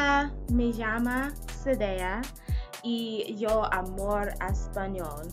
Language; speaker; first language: Spanish; non-native, learner; English